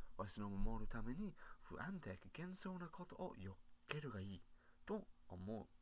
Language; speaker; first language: Japanese; non-native, learner; English